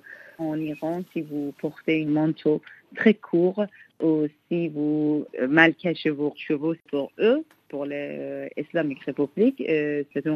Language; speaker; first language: French; non-native, learner; Persian